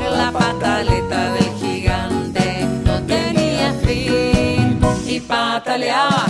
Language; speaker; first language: Spanish; native; Spanish